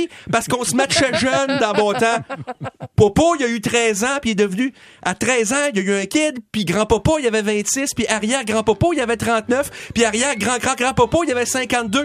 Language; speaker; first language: French; native; French